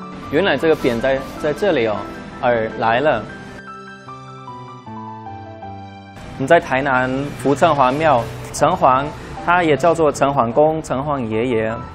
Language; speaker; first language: Chinese; non-native, fluent; German